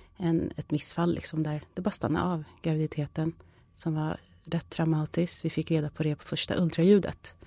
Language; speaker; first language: Swedish; early bilingual, other home language; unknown